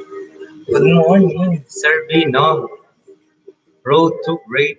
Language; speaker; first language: English; non-native, local second language; Filipino